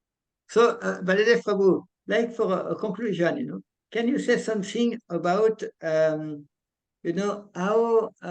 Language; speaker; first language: English; non-native, fluent; French